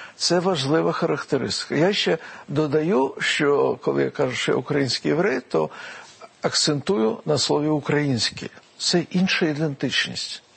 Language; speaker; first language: Ukrainian; non-native, local second language; Russian